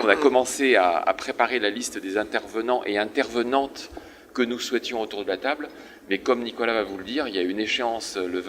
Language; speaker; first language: French; native; French